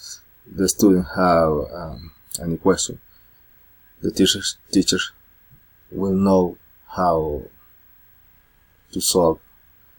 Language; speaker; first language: English; non-native, learner; Spanish